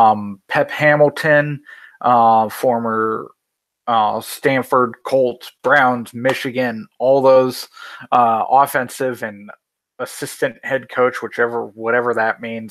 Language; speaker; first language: English; native; English